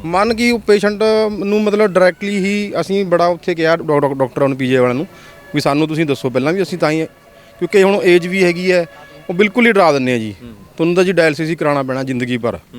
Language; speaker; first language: Punjabi; native; Punjabi